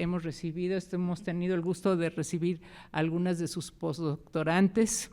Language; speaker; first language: Spanish; native; Spanish